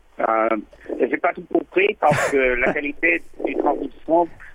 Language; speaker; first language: French; non-native, learner; English